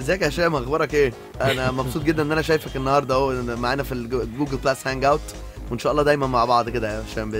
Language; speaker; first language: Arabic; native; Arabic